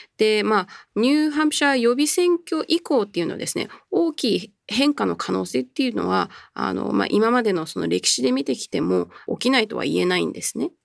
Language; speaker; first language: Japanese; early bilingual, heritage; Japanese